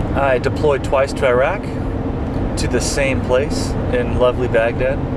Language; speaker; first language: English; native; English